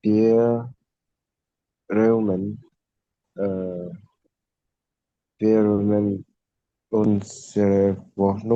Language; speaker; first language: German; non-native, learner; Indonesian